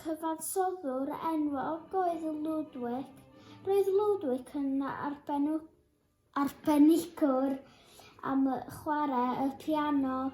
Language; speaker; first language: Welsh; non-native, local second language; English